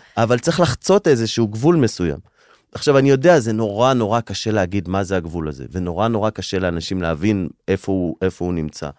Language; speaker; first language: Hebrew; native; Hebrew